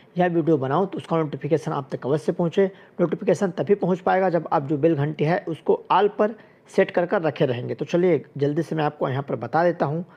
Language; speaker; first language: Hindi; native; Hindi